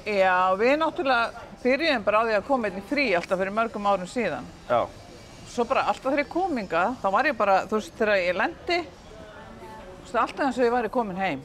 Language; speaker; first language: Icelandic; native; Icelandic